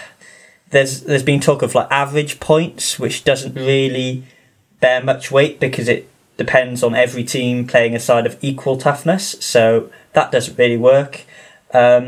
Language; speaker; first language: English; native; English